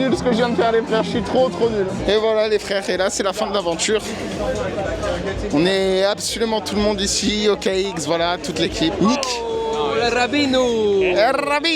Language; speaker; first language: French; native; French